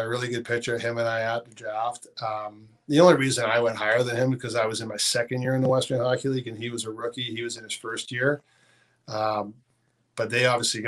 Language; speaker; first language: English; native; English